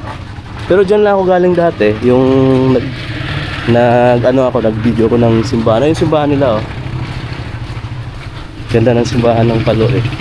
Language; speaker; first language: Filipino; non-native, local second language; Waray